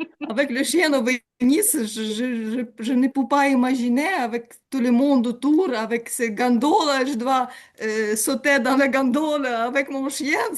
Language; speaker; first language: French; non-native, learner; Ukrainian